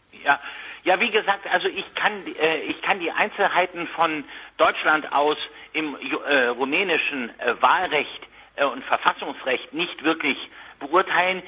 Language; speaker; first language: German; native; German